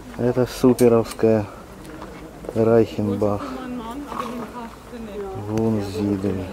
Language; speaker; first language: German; non-native, learner; Russian